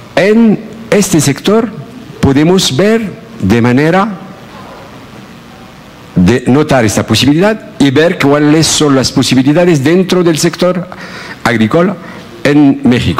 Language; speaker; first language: Spanish; non-native, fluent; Arabic